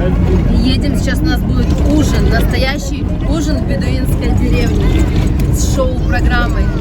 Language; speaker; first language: Russian; native; Russian